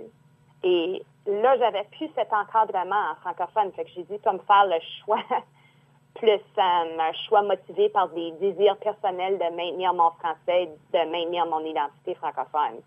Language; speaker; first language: French; native; French